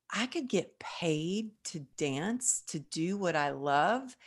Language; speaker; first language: English; native; English